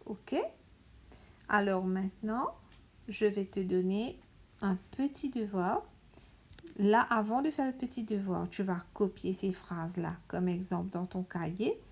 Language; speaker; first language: French; non-native, local second language; Morisyen